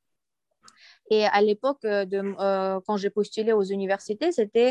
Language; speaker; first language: French; non-native, fluent; Uyghur